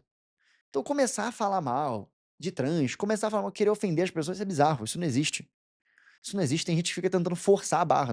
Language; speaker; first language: Portuguese; native; Portuguese